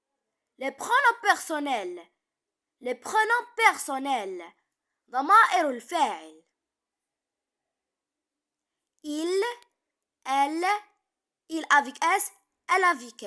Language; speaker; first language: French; non-native, fluent; Arabic